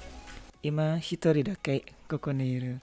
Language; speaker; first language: Japanese; non-native, learner; Indonesian